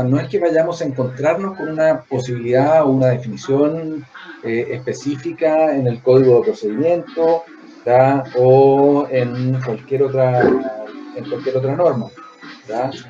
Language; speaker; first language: Spanish; native; Spanish